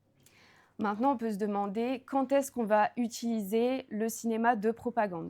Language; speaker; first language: French; native; French